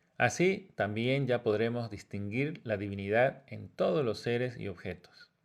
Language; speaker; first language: Spanish; native; Spanish